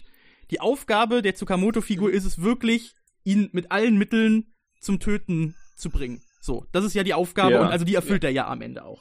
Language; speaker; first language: German; native; German